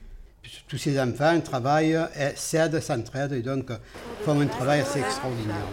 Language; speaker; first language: French; native; French